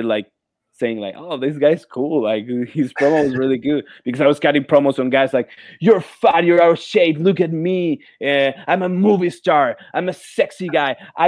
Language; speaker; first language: English; non-native, fluent; Spanish